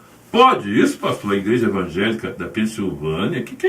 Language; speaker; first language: Portuguese; native; Portuguese